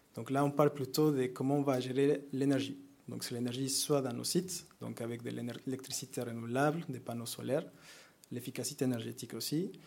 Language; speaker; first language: French; non-native, fluent; Spanish